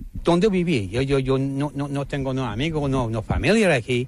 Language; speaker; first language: Spanish; non-native, learner; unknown